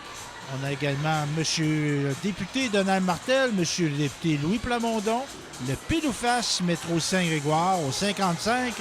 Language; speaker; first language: French; native; French